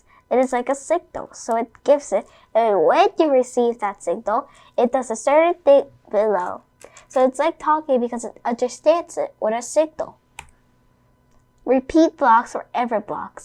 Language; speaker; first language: English; non-native, fluent; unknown